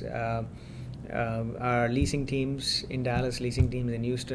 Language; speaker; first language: English; non-native, local second language; Gujarati